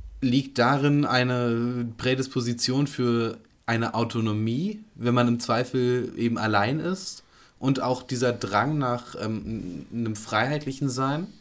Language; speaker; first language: German; native; German